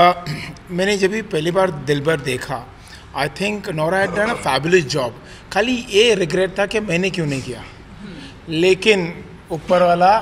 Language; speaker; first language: Hindi; native; Hindi